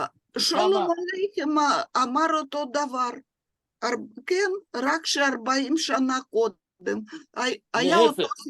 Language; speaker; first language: Hebrew; non-native, fluent; Russian